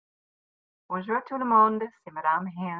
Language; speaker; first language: French; non-native, fluent; English